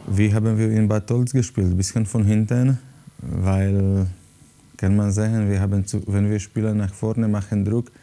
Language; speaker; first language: German; non-native, learner; Slovak